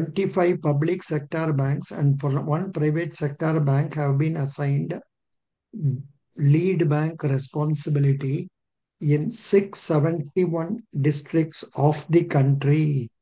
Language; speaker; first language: English; non-native, local second language; Telugu